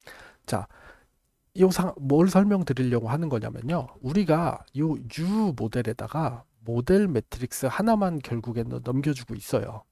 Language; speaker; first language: Korean; native; Korean